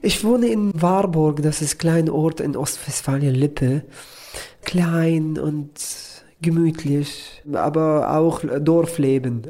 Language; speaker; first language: German; non-native, learner; Arabic